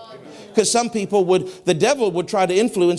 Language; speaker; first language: English; native; English